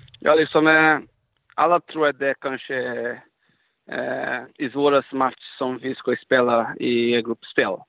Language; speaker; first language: Swedish; non-native, fluent; Portuguese